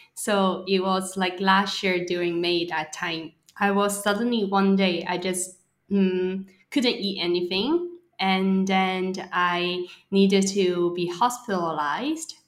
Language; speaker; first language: English; non-native, local second language; Cantonese